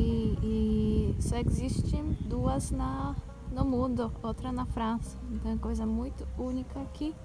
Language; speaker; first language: Portuguese; non-native, fluent; Polish